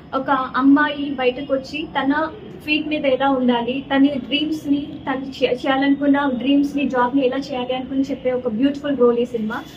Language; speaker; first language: Telugu; non-native, learner; Kannada